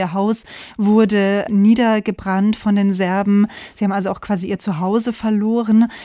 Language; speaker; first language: German; native; German